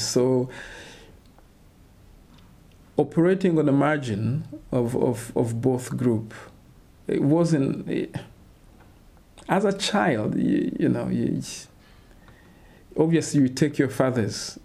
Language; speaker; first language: English; non-native, local second language; Kinyarwanda